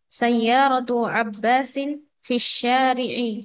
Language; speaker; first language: Arabic; non-native, fluent; Indonesian